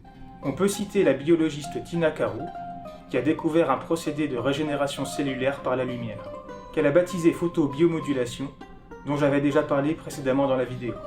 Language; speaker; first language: French; native; French